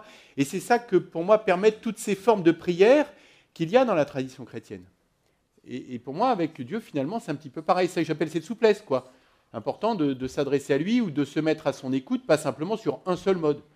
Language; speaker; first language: French; native; French